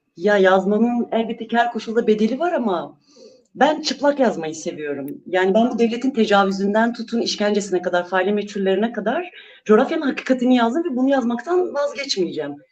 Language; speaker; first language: Turkish; non-native, local second language; Kurdish